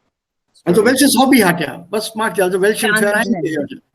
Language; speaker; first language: German; non-native, fluent; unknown